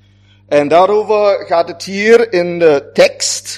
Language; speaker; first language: Dutch; non-native, fluent; German